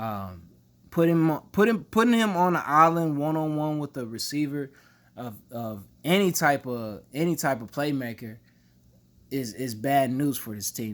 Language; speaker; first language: English; native; English